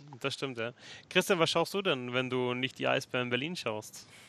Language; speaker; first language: German; native; German